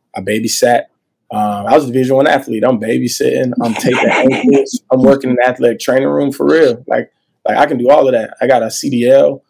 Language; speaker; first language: English; native; English